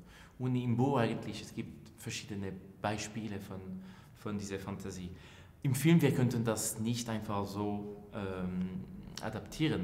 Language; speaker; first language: German; non-native, local second language; French